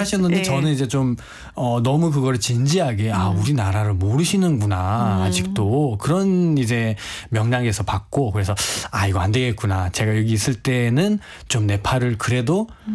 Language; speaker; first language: Korean; non-native, fluent; Nepali